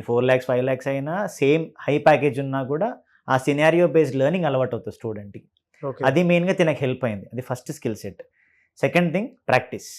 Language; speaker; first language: Telugu; native; Telugu